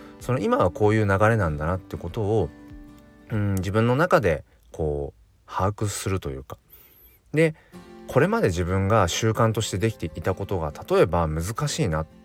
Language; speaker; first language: Japanese; native; Japanese